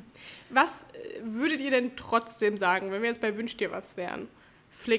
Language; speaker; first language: German; native; German